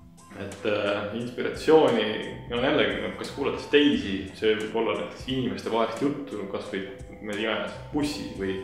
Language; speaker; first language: Estonian; native; Estonian